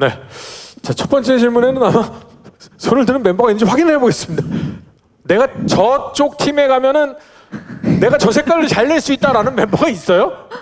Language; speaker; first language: Korean; native; Korean